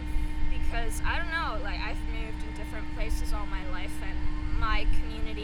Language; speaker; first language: English; native; English